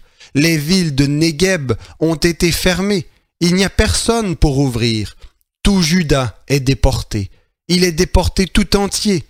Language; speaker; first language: French; native; French